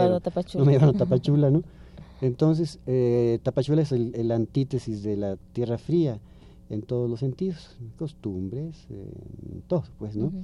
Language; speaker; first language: Spanish; native; Spanish